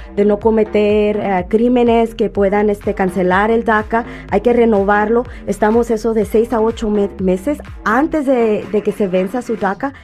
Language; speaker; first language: Spanish; native; Spanish